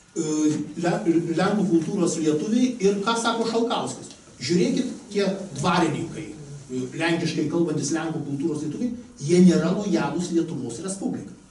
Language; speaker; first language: Lithuanian; native; Lithuanian